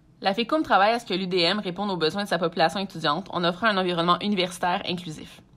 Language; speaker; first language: French; native; French